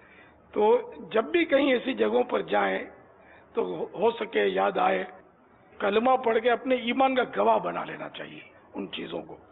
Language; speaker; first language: Urdu; native; Urdu